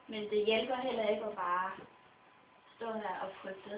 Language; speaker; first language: Danish; non-native, local second language; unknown